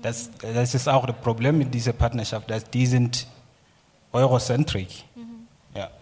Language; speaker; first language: German; non-native, learner; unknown